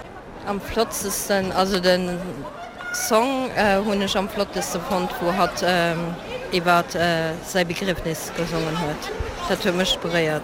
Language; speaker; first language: German; non-native, local second language; Luxembourgish